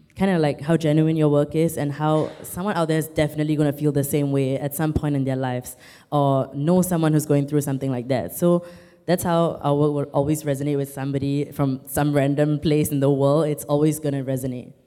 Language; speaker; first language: English; native; English